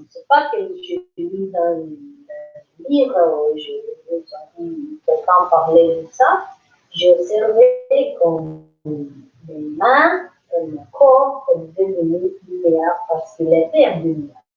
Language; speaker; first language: French; non-native, learner; English